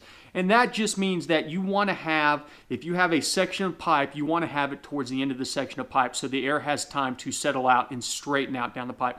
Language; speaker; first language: English; native; English